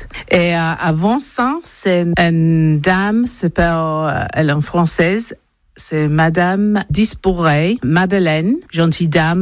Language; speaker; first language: French; non-native, learner; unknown